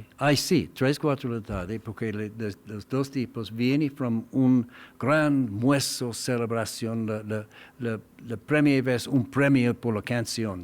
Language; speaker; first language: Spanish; non-native, learner; English